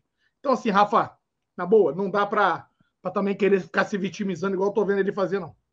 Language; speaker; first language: Portuguese; native; Portuguese